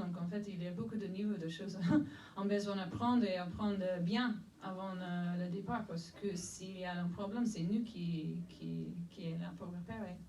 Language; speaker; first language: French; non-native, fluent; English